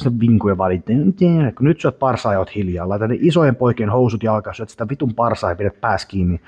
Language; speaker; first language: Finnish; native; Finnish